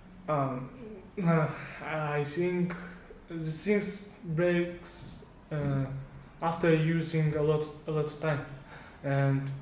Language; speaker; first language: English; non-native, learner; Kazakh